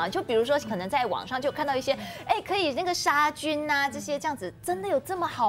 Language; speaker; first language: Chinese; native; Chinese